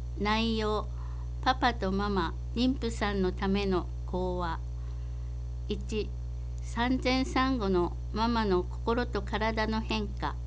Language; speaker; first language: Japanese; native; Japanese